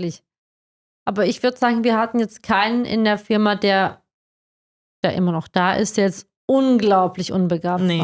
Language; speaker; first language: German; native; German